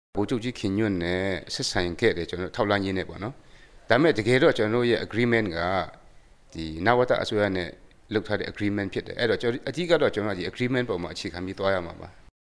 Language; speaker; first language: Burmese; non-native, local second language; Kachin